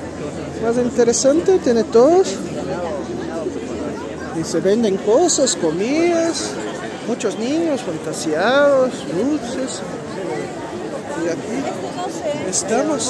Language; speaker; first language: Spanish; non-native, fluent; Portuguese